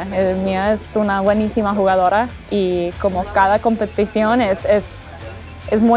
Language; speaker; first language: Spanish; early bilingual, heritage; English